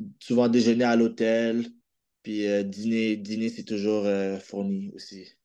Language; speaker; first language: French; native; French